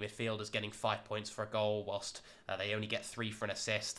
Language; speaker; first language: English; native; English